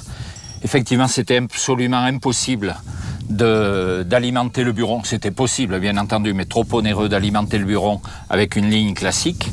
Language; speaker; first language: French; native; French